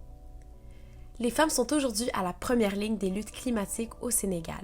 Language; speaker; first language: French; native; French